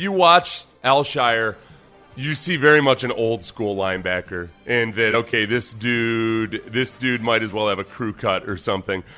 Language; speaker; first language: English; native; English